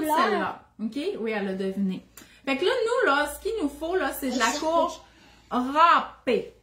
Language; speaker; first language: French; native; French